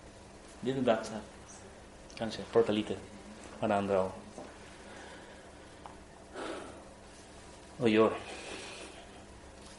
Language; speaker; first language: Swedish; non-native, fluent; Spanish